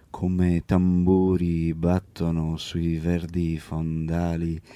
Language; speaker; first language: Italian; native; Italian